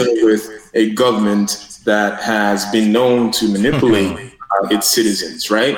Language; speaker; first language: English; non-native, local second language; Yoruba